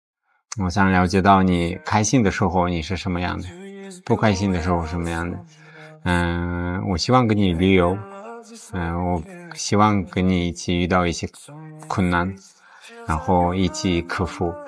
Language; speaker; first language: Chinese; non-native, fluent; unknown